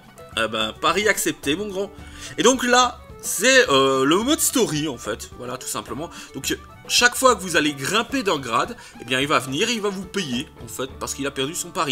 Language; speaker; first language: French; native; French